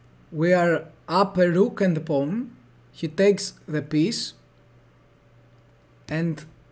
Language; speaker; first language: English; non-native, fluent; Greek